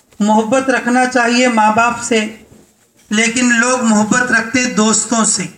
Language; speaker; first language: Urdu; native; Urdu